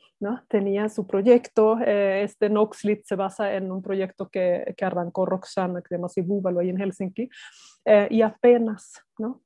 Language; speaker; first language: Spanish; non-native, fluent; Swedish